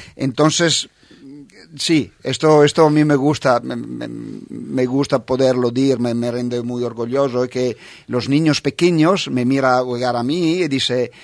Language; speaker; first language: Spanish; non-native, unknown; Italian